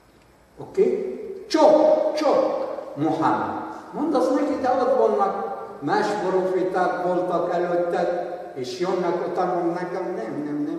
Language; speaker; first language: Hungarian; non-native, fluent; Arabic